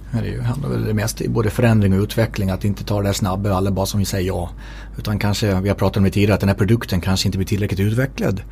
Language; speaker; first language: Swedish; native; Swedish